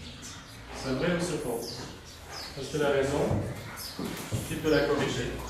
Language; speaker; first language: French; non-native, fluent; Uzbek